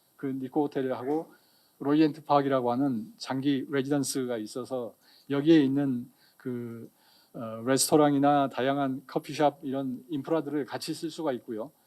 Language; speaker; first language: Korean; native; Korean